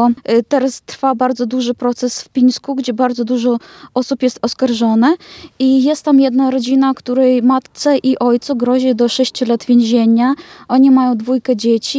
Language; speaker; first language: Polish; non-native, fluent; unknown